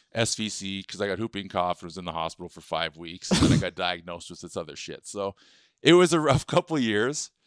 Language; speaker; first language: English; native; English